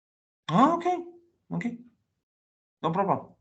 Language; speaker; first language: English; non-native, learner; Spanish